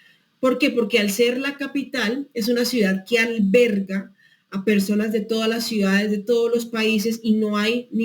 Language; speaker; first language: Spanish; native; Spanish